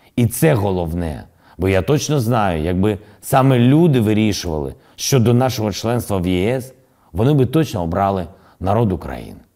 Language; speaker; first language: Ukrainian; non-native, local second language; Russian